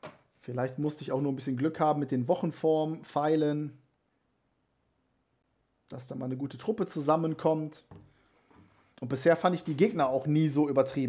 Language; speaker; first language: German; native; German